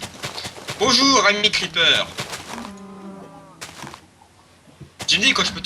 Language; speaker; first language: French; native; French